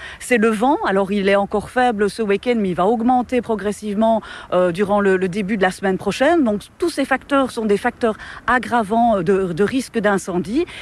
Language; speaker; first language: French; native; French